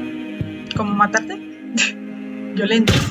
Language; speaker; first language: Spanish; native; Spanish